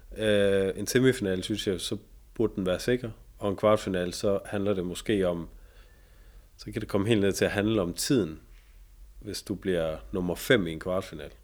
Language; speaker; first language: Danish; native; Danish